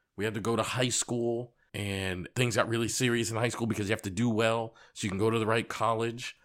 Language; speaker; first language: English; native; English